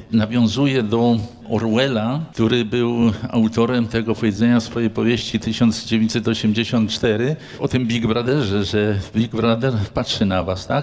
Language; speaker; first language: Polish; native; Polish